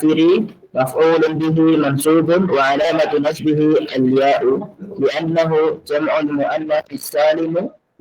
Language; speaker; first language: Arabic; non-native, learner; Indonesian